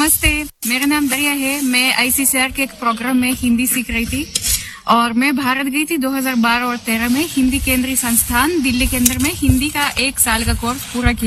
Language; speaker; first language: Hindi; non-native, fluent; Russian